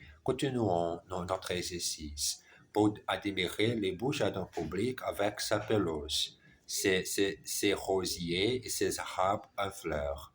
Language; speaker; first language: French; non-native, learner; German